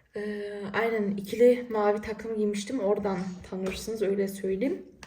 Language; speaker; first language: Turkish; early bilingual, heritage; Turkish